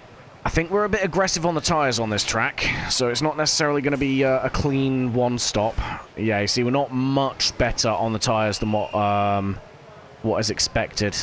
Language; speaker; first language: English; native; English